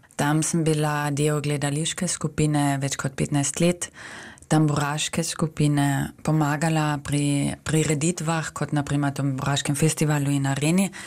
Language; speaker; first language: Slovenian; native; Slovenian